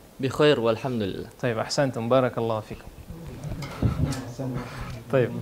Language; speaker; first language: Arabic; non-native, fluent; Indonesian